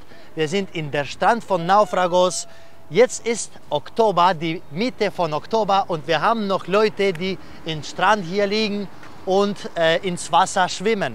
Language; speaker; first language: German; non-native, fluent; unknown